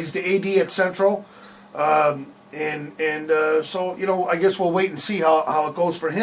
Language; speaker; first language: English; native; English